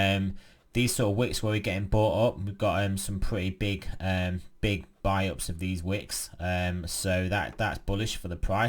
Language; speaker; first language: English; native; English